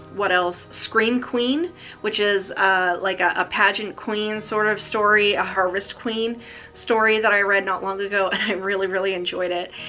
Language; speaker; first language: English; native; English